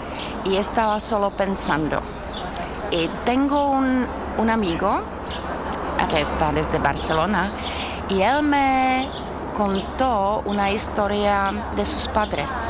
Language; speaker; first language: Spanish; non-native, learner; Czech